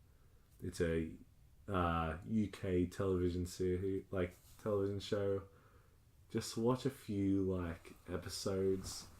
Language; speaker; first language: English; native; English